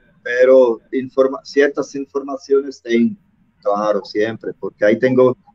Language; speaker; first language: Spanish; non-native, fluent; Czech